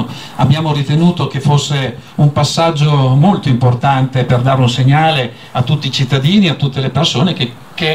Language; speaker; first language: Italian; native; Italian